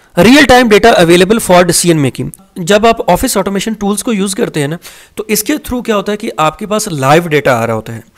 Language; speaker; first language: Hindi; native; Hindi